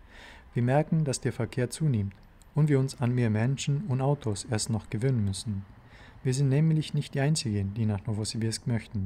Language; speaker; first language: German; native; German